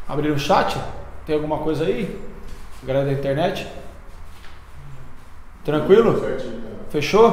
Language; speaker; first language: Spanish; non-native, learner; Portuguese